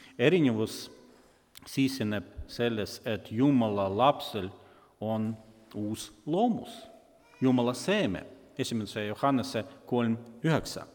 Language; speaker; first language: Estonian; non-native, local second language; Russian